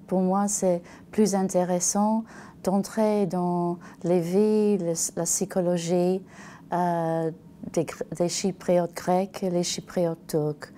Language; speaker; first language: French; non-native, learner; English